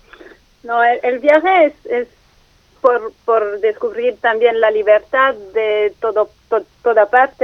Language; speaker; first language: Spanish; non-native, learner; French